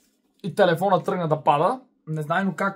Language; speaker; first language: Bulgarian; native; Bulgarian